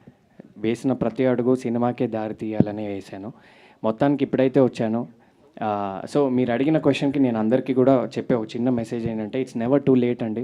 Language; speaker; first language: Telugu; native; Telugu